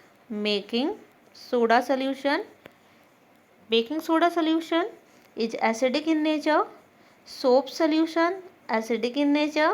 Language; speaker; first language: English; non-native, local second language; Hindi